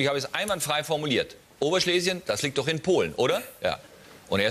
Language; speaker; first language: German; native; German